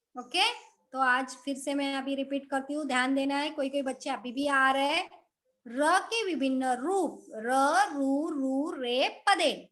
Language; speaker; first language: Hindi; non-native, local second language; Marathi